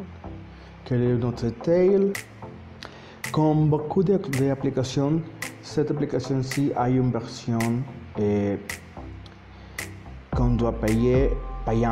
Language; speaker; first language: French; non-native, learner; Spanish